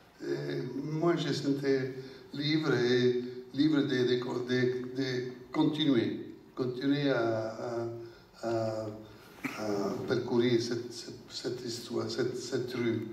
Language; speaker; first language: French; non-native, fluent; Italian